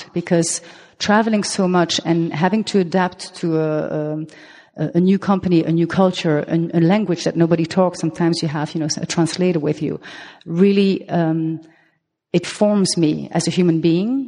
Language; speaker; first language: English; non-native, fluent; French